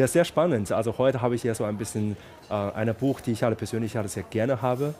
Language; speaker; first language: German; non-native, fluent; Chinese